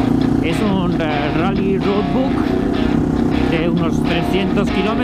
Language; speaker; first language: Spanish; native; Spanish